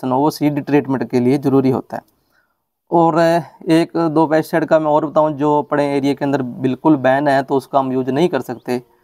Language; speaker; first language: Hindi; non-native, local second language; Punjabi